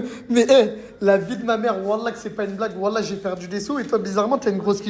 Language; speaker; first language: French; native; French